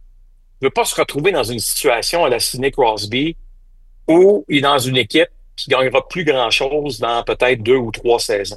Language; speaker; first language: French; native; French